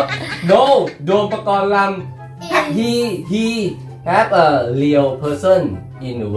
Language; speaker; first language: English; non-native, learner; Thai